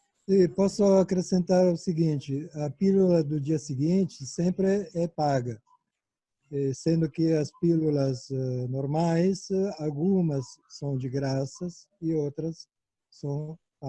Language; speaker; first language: Portuguese; non-native, fluent; Italian